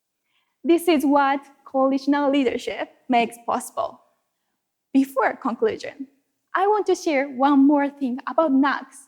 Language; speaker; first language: English; non-native, fluent; Japanese